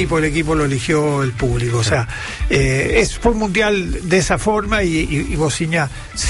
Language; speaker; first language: Spanish; native; Spanish